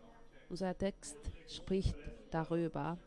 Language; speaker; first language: German; non-native, fluent; Finnish